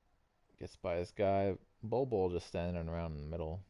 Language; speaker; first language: English; native; English